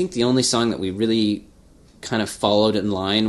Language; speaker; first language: English; native; English